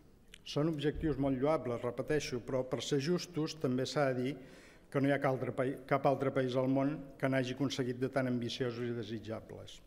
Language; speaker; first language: Catalan; native; Catalan